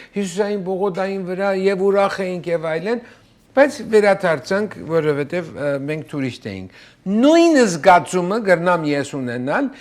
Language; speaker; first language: Armenian; early bilingual, heritage; Armenian